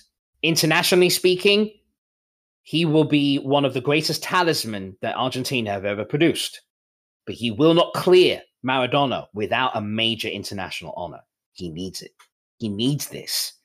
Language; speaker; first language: English; native; English